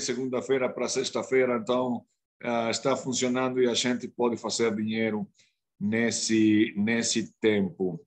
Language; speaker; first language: Portuguese; non-native, fluent; Spanish